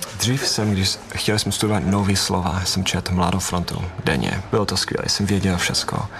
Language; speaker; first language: Czech; non-native, fluent; English